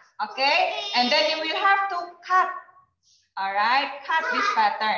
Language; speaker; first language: English; non-native, learner; Indonesian